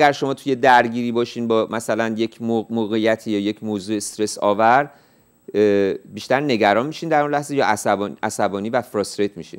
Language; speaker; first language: Persian; native; Persian